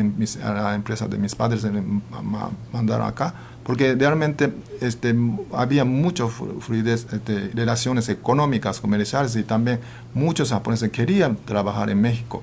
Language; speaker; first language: Spanish; non-native, fluent; Japanese